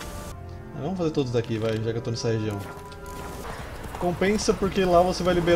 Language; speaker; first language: Portuguese; native; Portuguese